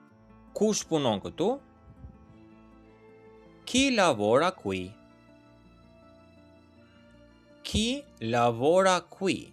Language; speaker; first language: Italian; non-native, learner; Albanian